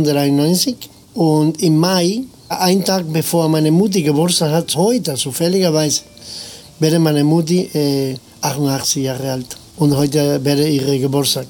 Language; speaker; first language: German; non-native, fluent; Spanish